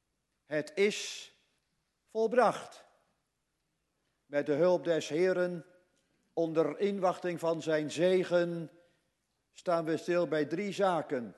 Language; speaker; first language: Dutch; native; Dutch